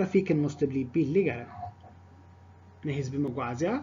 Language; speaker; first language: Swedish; non-native, fluent; Tigrinya